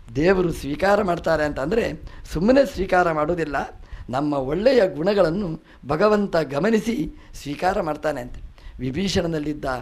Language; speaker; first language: Kannada; non-native, local second language; Tulu